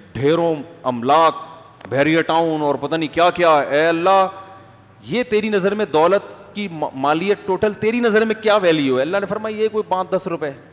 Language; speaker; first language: Urdu; native; Urdu